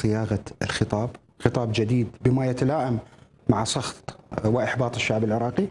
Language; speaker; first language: Arabic; native; Arabic